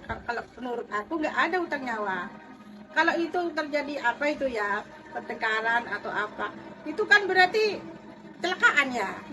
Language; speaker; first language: Indonesian; non-native, local second language; Madurese